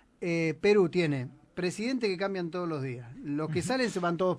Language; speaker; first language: Spanish; native; Spanish